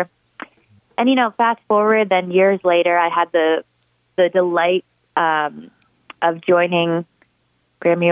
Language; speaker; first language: English; native; English